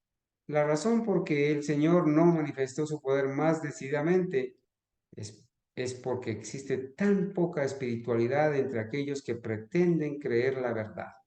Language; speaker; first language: Spanish; native; Spanish